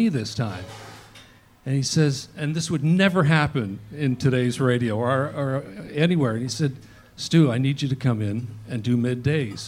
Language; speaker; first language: English; native; English